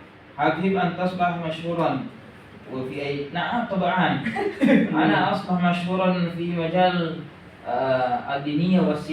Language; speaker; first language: Arabic; non-native, learner; Indonesian